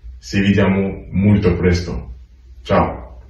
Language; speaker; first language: Italian; non-native, learner; French